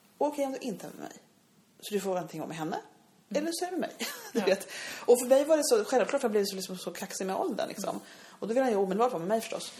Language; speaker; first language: Swedish; native; Swedish